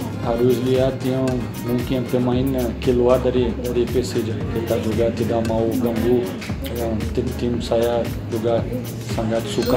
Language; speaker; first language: Indonesian; non-native, fluent; Portuguese